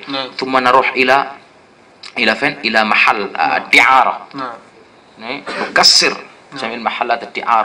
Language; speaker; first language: Arabic; non-native, fluent; Indonesian